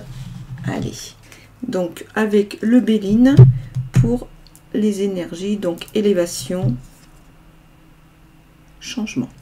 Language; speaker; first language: French; native; French